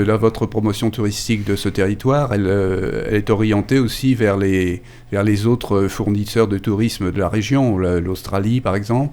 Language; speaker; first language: French; native; French